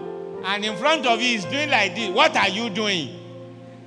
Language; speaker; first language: English; non-native, local second language; Yoruba